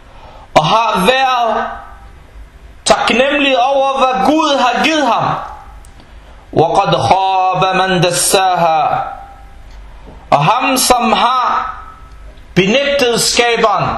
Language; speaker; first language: Danish; non-native, fluent; Arabic